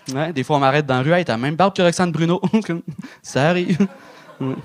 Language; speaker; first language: French; native; French